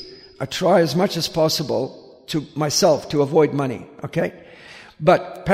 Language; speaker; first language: English; native; English